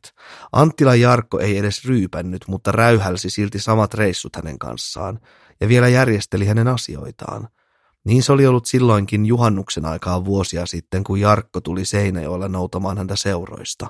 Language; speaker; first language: Finnish; native; Finnish